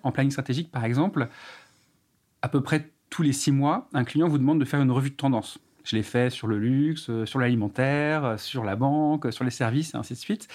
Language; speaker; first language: French; native; French